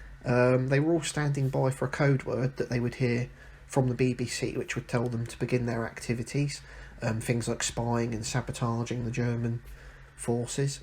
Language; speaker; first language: English; native; English